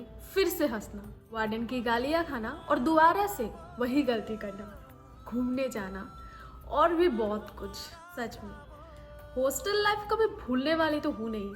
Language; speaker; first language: Hindi; native; Hindi